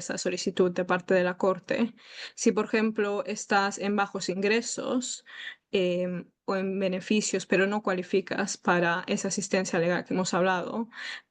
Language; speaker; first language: Spanish; native; Spanish